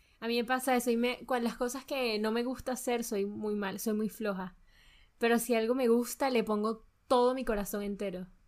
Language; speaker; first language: Spanish; native; Spanish